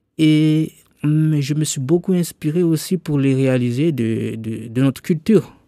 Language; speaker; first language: French; non-native, local second language; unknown